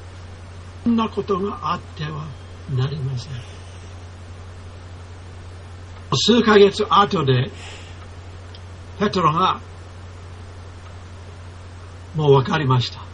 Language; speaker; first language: Japanese; non-native, fluent; English